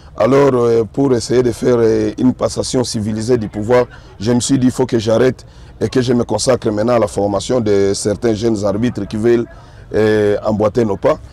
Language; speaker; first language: French; non-native, local second language; Swahili